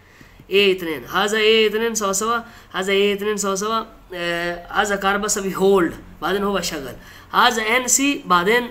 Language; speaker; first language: Arabic; non-native, learner; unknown